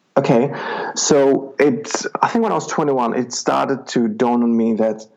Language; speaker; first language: English; non-native, fluent; Czech